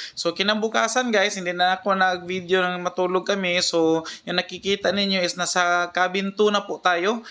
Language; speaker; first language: Filipino; non-native, local second language; Cebuano